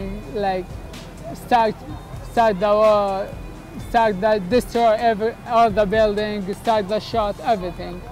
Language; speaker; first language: English; non-native, learner; Arabic